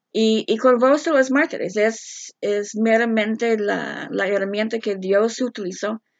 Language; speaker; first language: Spanish; non-native, fluent; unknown